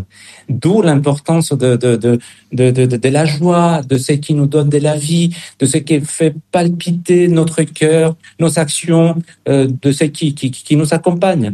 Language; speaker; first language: French; non-native, fluent; Spanish